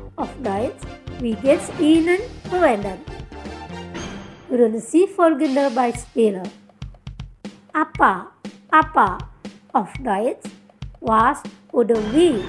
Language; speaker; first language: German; non-native, fluent; Indonesian